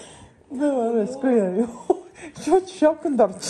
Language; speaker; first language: Swedish; non-native, learner; Mongolian